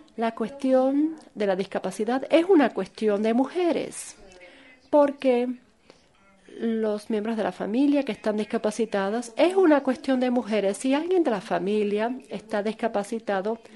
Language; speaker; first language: Spanish; non-native, fluent; Korean